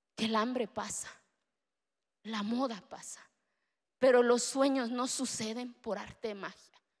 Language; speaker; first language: Spanish; early bilingual, other home language; Zapotec